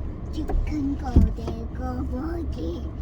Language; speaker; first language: Korean; early bilingual, other home language; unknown